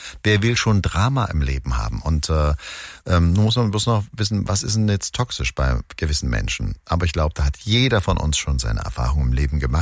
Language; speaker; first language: German; native; German